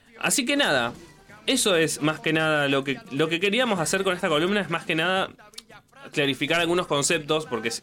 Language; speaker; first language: Spanish; native; Spanish